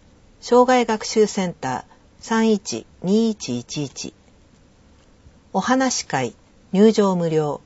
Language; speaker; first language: Japanese; native; Japanese